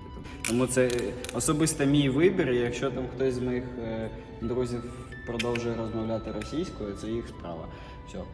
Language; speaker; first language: Ukrainian; non-native, local second language; Russian